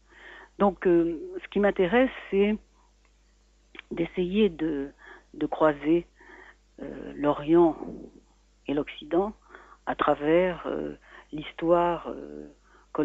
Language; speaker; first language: French; native; French